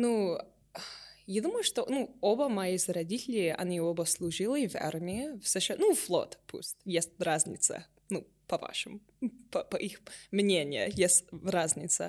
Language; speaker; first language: Russian; non-native, learner; English